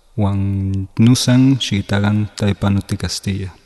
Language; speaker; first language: Spanish; native; Spanish